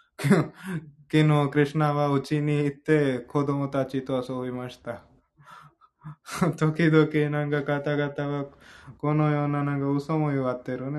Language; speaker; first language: Japanese; non-native, fluent; Hindi